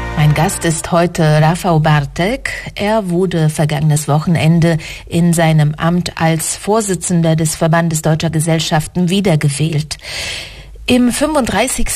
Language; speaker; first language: German; non-native, local second language; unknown